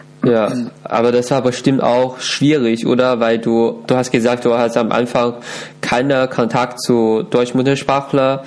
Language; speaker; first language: German; non-native, fluent; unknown